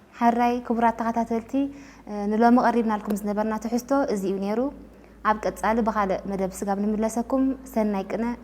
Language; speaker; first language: Tigrinya; native; Tigrinya